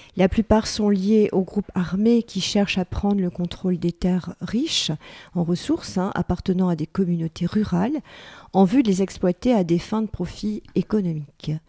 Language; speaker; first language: French; native; French